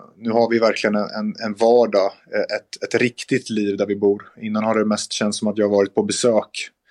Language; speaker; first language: Swedish; native; Swedish